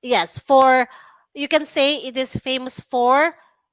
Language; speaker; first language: English; non-native, fluent; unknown